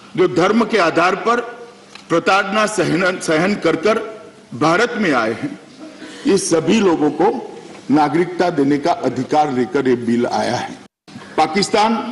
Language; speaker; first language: Hindi; native; Hindi